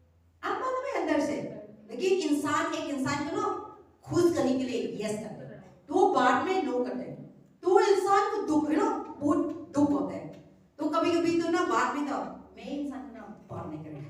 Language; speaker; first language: Hindi; non-native, local second language; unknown